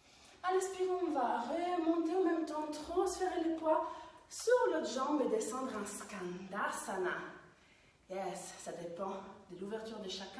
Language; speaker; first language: French; non-native, fluent; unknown